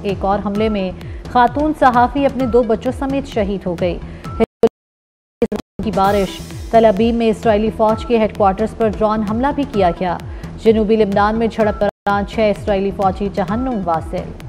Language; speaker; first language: Urdu; native; Urdu